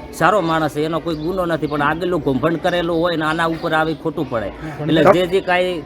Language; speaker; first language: Gujarati; native; Gujarati